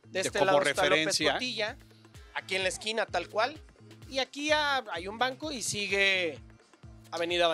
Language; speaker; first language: Spanish; native; Spanish